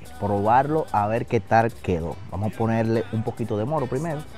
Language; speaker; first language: Spanish; native; Spanish